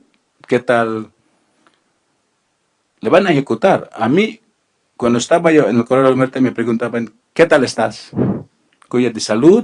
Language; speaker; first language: Spanish; non-native, learner; Filipino